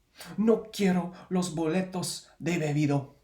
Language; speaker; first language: Spanish; non-native, learner; English